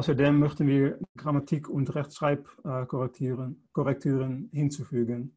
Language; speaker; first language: German; non-native, fluent; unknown